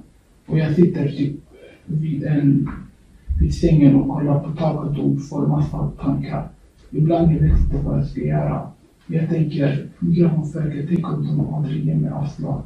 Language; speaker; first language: Swedish; early bilingual, other home language; Kurdish